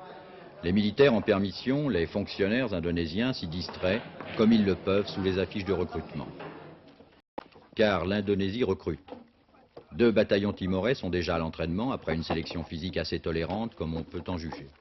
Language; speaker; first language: French; native; French